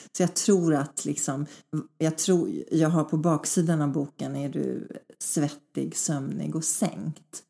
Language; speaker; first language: Swedish; early bilingual, other home language; Polish